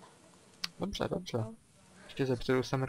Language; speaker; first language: Czech; native; Czech